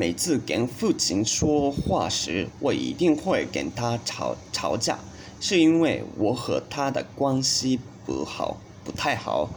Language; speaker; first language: Chinese; non-native, learner; Japanese